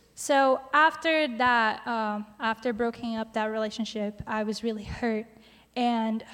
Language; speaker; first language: English; non-native, fluent; Portuguese